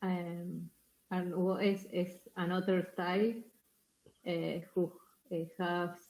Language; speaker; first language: English; non-native, learner; Spanish